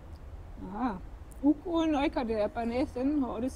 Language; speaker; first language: Greek; non-native, fluent; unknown